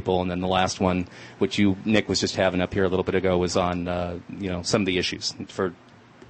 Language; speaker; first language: English; native; English